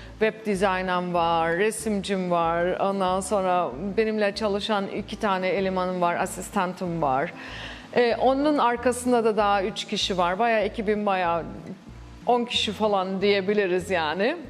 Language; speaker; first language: Turkish; early bilingual, heritage; Turkish